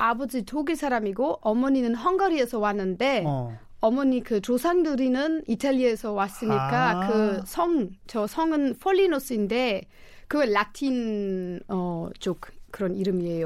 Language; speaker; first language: Korean; non-native, fluent; German